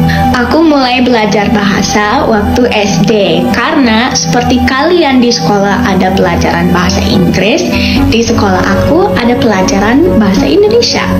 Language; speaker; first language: Indonesian; non-native, fluent; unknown